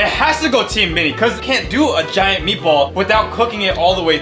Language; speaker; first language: English; native; English